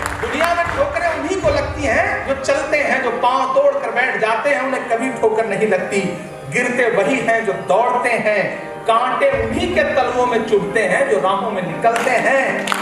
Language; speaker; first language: Urdu; native; Urdu